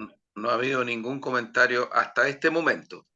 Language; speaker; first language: Spanish; native; Spanish